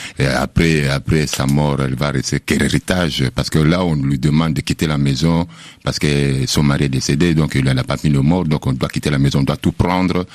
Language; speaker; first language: French; non-native, local second language; Lingala